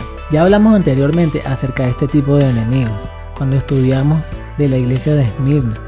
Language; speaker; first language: Spanish; native; Spanish